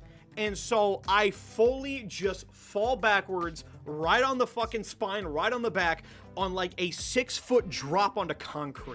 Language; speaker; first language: English; native; English